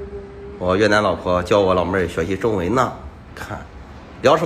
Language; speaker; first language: Chinese; native; Chinese